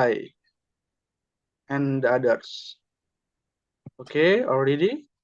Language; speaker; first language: English; non-native, learner; Indonesian